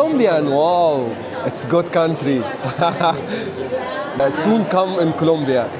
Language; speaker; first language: English; non-native, learner; Arabic